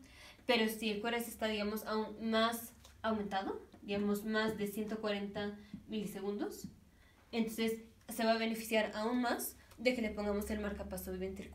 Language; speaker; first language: Spanish; native; Spanish